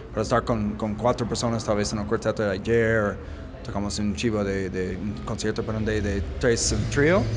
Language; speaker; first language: Spanish; non-native, learner; English